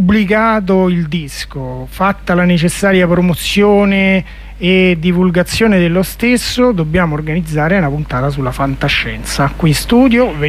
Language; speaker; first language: Italian; native; Italian